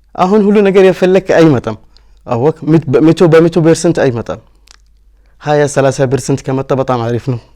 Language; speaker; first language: Amharic; non-native, learner; Arabic